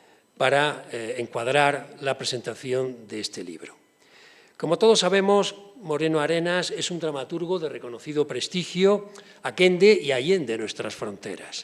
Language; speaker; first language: Spanish; native; Spanish